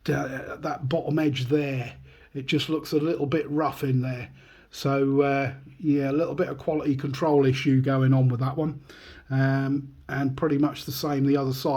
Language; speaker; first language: English; native; English